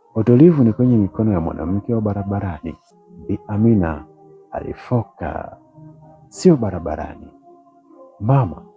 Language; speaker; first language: Swahili; native; Swahili